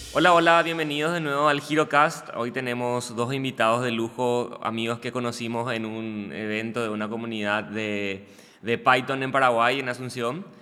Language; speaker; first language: Spanish; native; Spanish